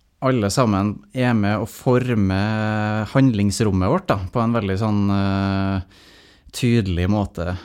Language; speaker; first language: Norwegian; native; Norwegian